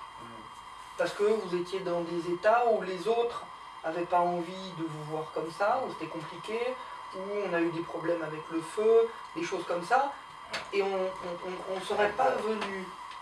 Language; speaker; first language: French; native; French